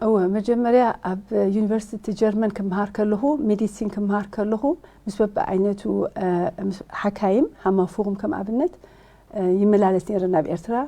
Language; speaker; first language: Tigrinya; early bilingual, heritage; Tigrinya